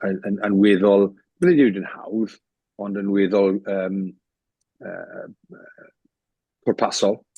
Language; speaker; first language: Welsh; native; Welsh